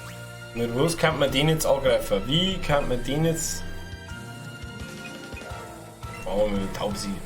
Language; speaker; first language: German; native; German